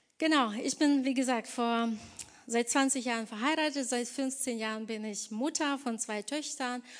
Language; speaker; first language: German; non-native, fluent; Ukrainian